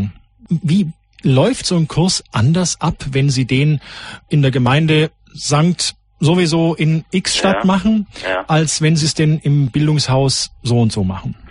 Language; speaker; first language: German; native; German